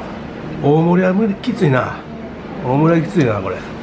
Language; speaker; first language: Japanese; native; Japanese